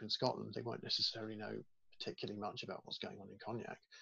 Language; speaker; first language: English; native; English